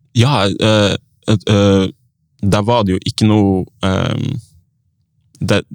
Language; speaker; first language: Norwegian; native; Norwegian